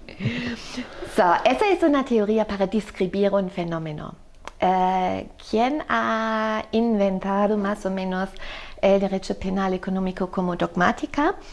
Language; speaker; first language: Spanish; non-native, fluent; German